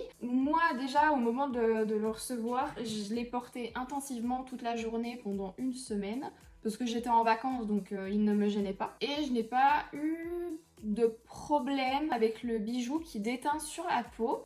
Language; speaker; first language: French; native; French